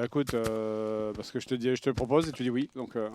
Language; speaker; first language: French; native; French